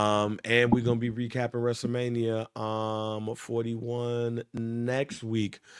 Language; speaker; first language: English; native; English